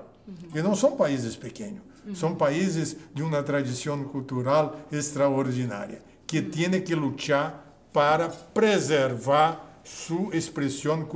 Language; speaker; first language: Spanish; non-native, fluent; Portuguese